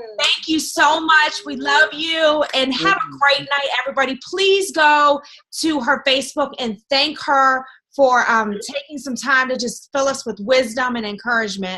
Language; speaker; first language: English; native; English